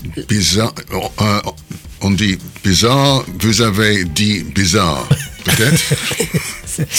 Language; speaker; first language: French; non-native, learner; English